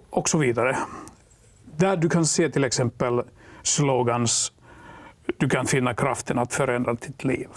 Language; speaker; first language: Swedish; non-native, local second language; Finnish